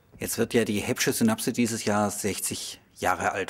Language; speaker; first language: German; native; German